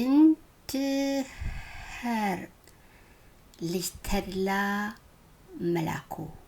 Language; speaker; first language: German; non-native, learner; Amharic